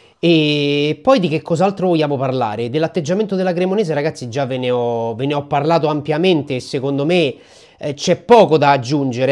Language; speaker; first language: Italian; native; Italian